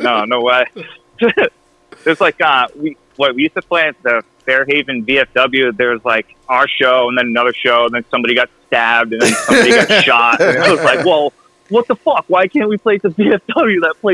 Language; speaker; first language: English; native; English